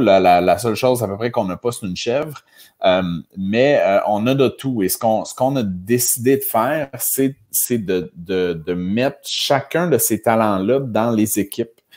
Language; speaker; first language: French; native; French